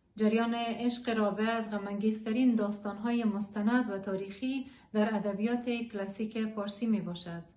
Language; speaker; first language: Persian; native; Persian